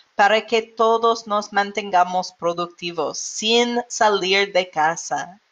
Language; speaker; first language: Spanish; non-native, learner; English